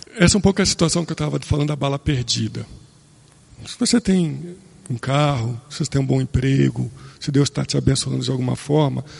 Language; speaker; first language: Portuguese; native; Portuguese